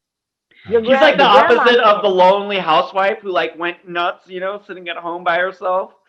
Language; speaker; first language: English; native; English